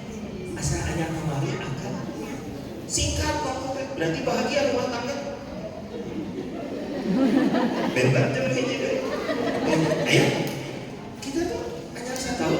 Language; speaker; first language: Indonesian; non-native, local second language; Sundanese